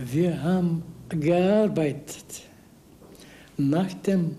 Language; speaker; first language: German; non-native, learner; Bulgarian